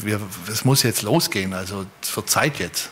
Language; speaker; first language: German; native; German